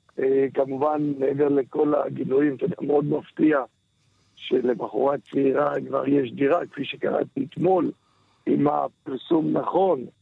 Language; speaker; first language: Hebrew; native; Hebrew